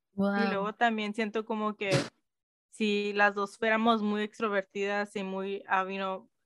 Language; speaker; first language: Spanish; early bilingual, heritage; Spanish